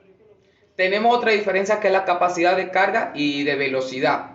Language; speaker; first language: Spanish; native; Spanish